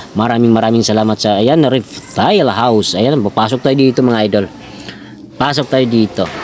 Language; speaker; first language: Filipino; non-native, local second language; Cebuano